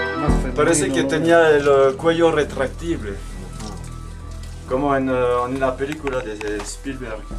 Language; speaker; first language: Spanish; non-native, fluent; French